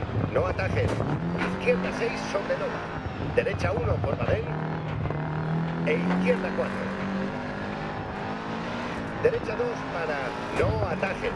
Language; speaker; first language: Spanish; native; Spanish